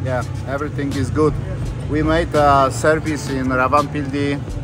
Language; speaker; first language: English; non-native, learner; Polish